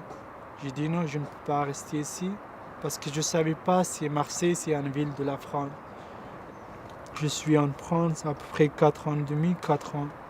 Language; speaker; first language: French; non-native, learner; Pashto